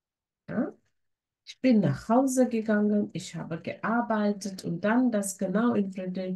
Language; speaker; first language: German; non-native, fluent; Sinhala